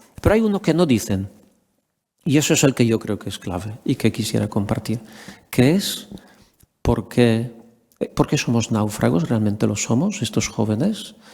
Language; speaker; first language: Spanish; non-native, fluent; Polish